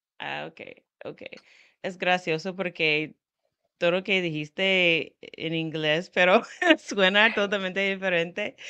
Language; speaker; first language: Spanish; non-native, fluent; English